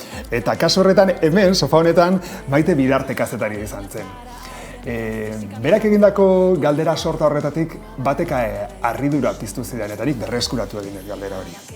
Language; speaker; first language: Basque; native; Basque